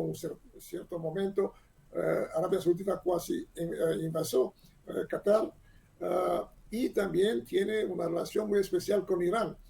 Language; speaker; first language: Spanish; non-native, learner; Hebrew